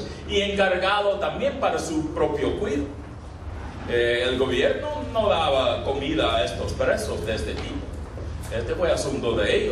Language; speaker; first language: Spanish; non-native, fluent; English